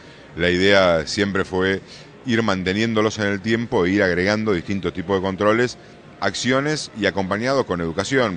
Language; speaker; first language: Spanish; native; Spanish